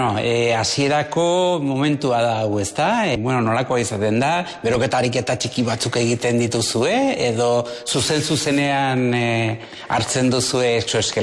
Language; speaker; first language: Basque; native; Basque